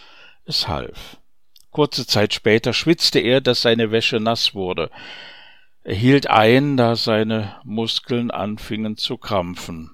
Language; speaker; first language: German; native; German